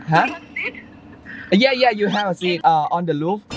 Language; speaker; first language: English; non-native, learner; Thai